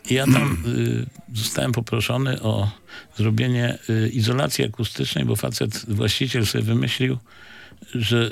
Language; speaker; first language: Polish; native; Polish